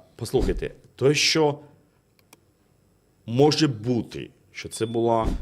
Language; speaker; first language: Ukrainian; non-native, fluent; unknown